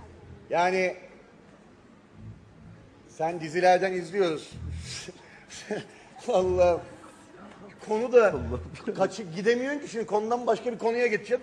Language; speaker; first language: Turkish; native; Turkish